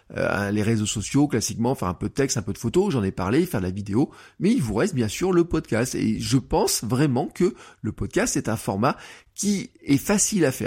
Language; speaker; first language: French; native; French